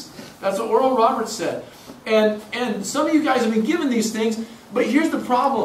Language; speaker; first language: English; native; English